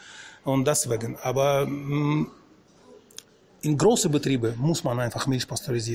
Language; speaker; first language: German; non-native, fluent; Russian